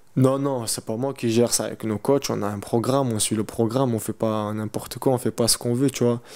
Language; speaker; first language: French; early bilingual, other home language; Chechen